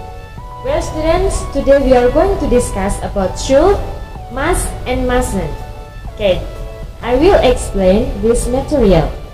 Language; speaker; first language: English; non-native, fluent; Indonesian